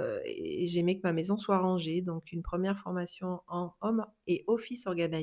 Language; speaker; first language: French; native; French